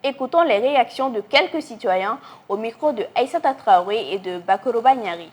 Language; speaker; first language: French; non-native, local second language; Bambara